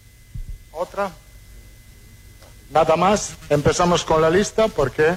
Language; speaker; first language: Portuguese; non-native, fluent; Italian